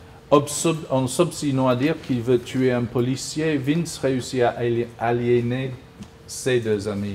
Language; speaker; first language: French; non-native, fluent; English